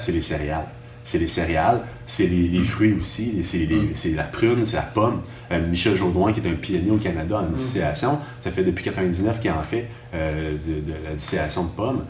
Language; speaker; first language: French; native; French